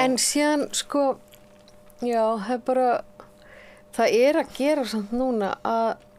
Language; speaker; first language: Icelandic; native; Icelandic